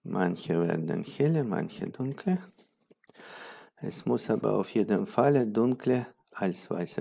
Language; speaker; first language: German; non-native, fluent; Russian